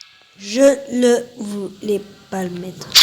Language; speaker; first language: French; native; French